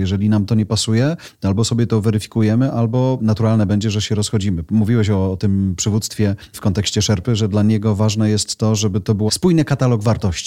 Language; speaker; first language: Polish; native; Polish